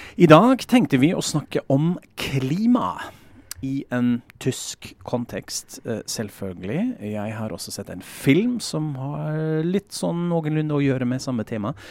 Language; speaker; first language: Norwegian; non-native, fluent; German